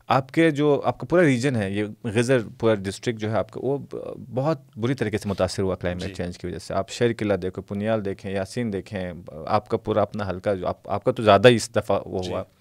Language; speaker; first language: Urdu; non-native, local second language; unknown